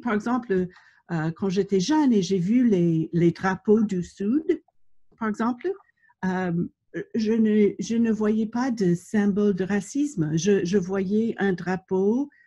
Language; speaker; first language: French; non-native, fluent; English